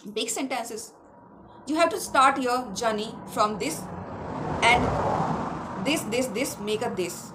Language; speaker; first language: English; non-native, local second language; Awadhi